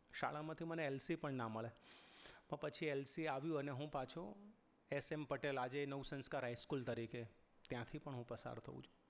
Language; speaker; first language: Gujarati; native; Gujarati